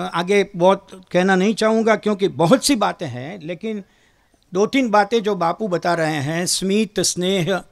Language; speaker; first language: Hindi; non-native, local second language; Gujarati